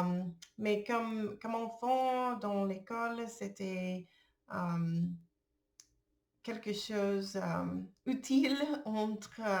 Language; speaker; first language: French; non-native, learner; English